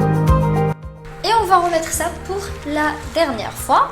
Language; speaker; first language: French; non-native, local second language; Arabic